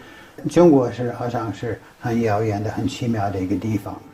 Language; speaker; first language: Chinese; non-native, fluent; English